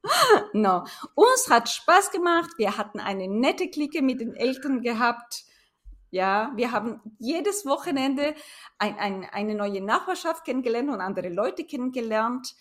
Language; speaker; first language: German; non-native, fluent; Spanish